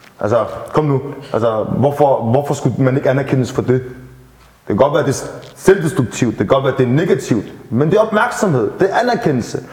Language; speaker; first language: Danish; native; Danish